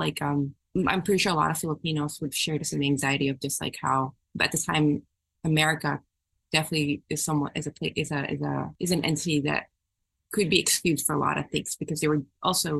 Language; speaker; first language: English; non-native, local second language; Filipino